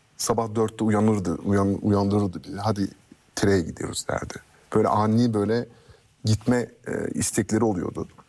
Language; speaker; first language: Turkish; early bilingual, heritage; Turkish